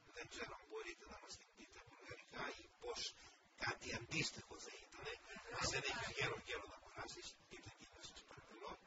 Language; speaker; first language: Greek; native; Greek